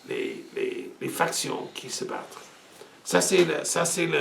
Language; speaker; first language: French; non-native, learner; English